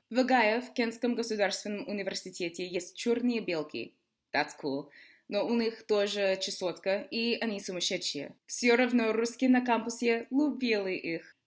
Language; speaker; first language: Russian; non-native, learner; English